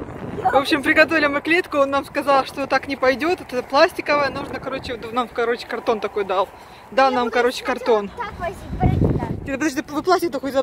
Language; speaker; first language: Russian; native; Russian